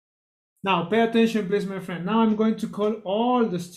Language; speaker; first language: English; non-native, learner; Spanish